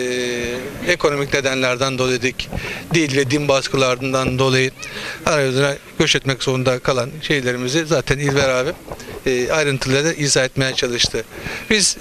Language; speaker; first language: Turkish; native; Turkish